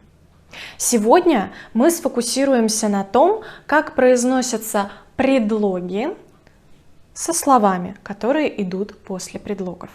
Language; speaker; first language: Russian; native; Russian